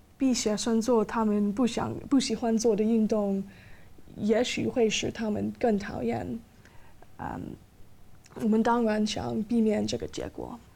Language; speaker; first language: Chinese; non-native, fluent; English